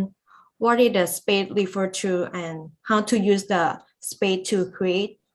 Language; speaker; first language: English; non-native, learner; Lao